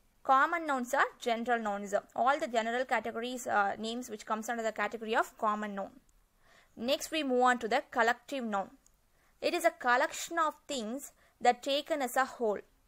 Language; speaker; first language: English; non-native, local second language; Tamil